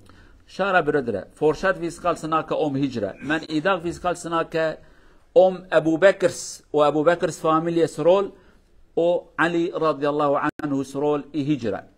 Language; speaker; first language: Norwegian; non-native, learner; Kurdish